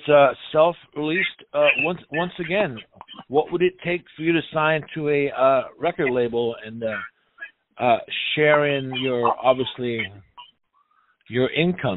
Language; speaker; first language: English; native; English